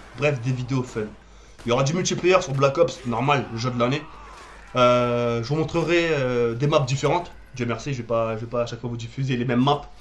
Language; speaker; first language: French; early bilingual, other home language; Arabic